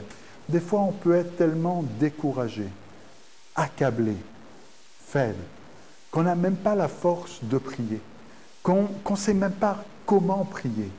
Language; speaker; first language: French; native; French